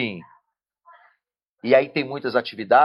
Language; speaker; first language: Portuguese; native; Portuguese